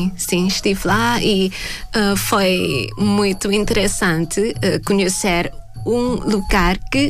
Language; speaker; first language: Portuguese; non-native, fluent; Thai